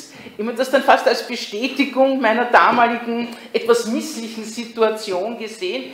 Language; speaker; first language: German; native; German